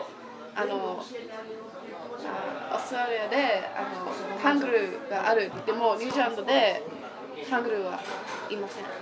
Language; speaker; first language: Japanese; non-native, learner; English